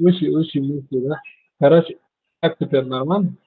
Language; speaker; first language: Russian; non-native, learner; Turkmen